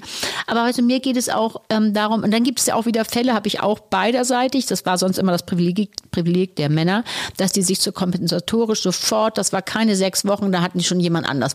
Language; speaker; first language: German; native; German